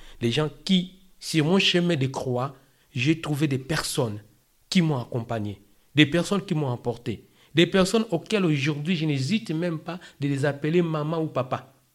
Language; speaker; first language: French; non-native, local second language; Lingala